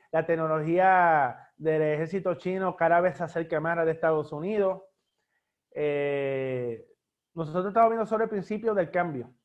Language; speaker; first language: Spanish; native; Spanish